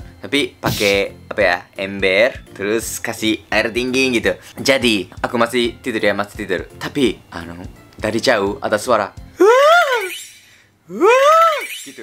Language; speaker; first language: Indonesian; non-native, fluent; Japanese